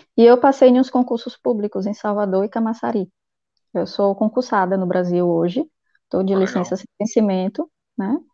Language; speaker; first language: Portuguese; native; Portuguese